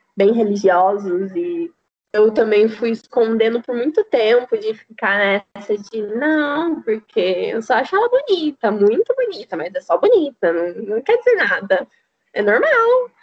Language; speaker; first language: Portuguese; native; Portuguese